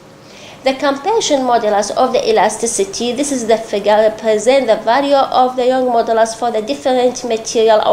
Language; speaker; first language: English; non-native, local second language; Arabic